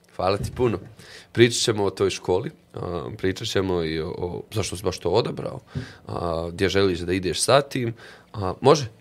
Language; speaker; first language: Bosnian; native; Bosnian